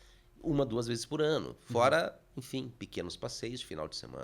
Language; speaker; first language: Portuguese; native; Portuguese